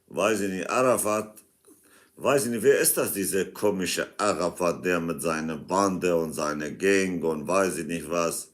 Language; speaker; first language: German; non-native, fluent; Kurdish